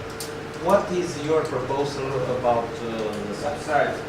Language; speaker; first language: English; non-native, learner; Romanian